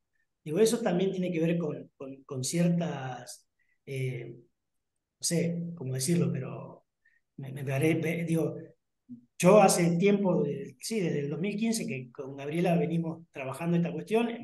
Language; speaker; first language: Spanish; native; Spanish